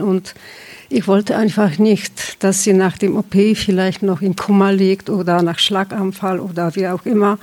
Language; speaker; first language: German; non-native, fluent; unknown